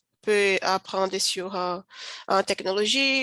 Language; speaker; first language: French; non-native, learner; Portuguese